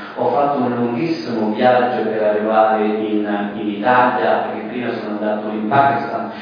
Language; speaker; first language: Italian; non-native, fluent; Persian